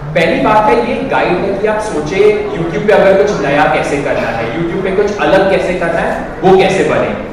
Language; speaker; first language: Hindi; non-native, local second language; Odia